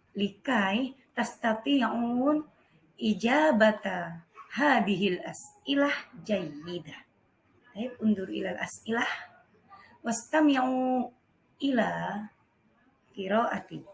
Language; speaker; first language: Arabic; non-native, fluent; Indonesian